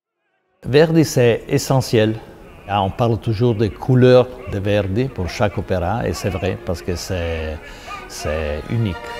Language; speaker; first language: French; non-native, fluent; Italian